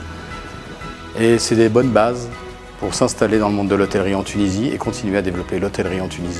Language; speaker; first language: French; early bilingual, other home language; Arabic